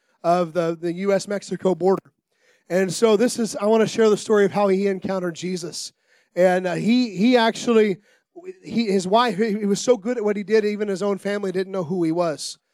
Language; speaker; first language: English; native; English